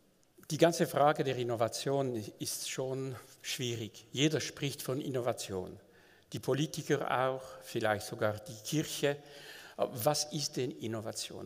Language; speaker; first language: German; non-native, local second language; French